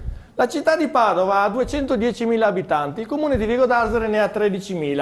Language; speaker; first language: Italian; native; Italian